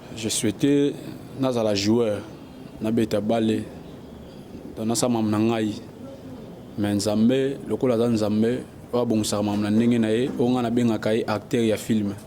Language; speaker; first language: Lingala; native; Lingala